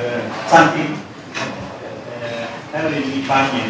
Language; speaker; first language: Chinese; non-native, learner; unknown